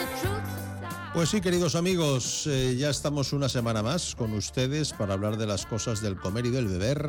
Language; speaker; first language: Spanish; native; Spanish